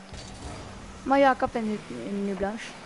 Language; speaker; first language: French; native; French